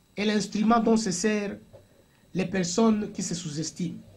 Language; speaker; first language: French; non-native, local second language; Swahili